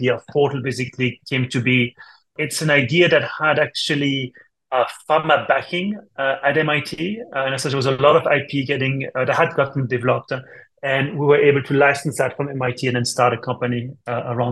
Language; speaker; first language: English; non-native, fluent; French